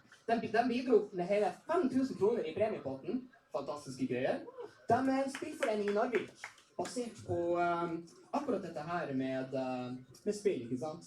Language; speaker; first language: Norwegian; native; Norwegian